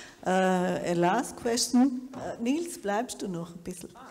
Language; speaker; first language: German; native; German